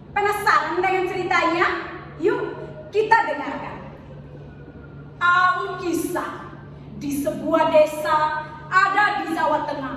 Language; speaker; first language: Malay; non-native, learner; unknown